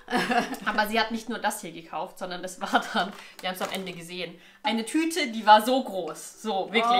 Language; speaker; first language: German; native; German